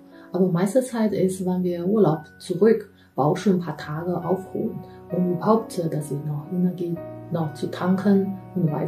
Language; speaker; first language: German; non-native, fluent; Chinese